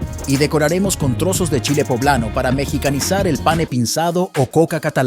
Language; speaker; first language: Spanish; native; Spanish